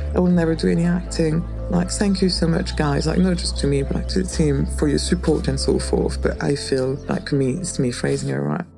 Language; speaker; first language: English; non-native, fluent; French